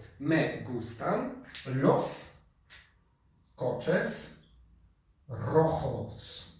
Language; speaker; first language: Spanish; non-native, fluent; Polish